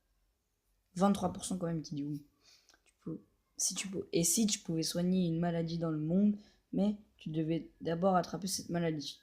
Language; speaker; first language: French; native; French